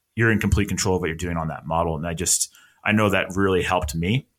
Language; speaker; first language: English; native; English